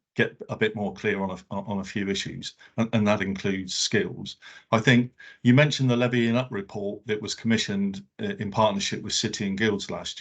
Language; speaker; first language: English; native; English